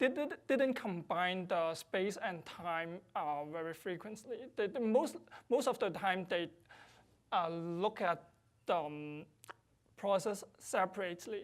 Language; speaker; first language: English; non-native, fluent; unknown